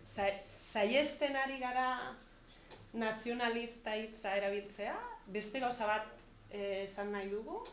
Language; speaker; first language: Basque; non-native, fluent; Catalan